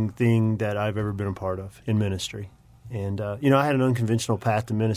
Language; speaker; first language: English; native; English